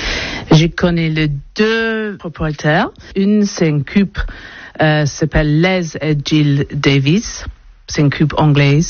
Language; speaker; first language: French; non-native, learner; English